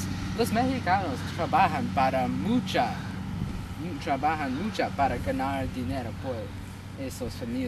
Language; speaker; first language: Spanish; non-native, learner; English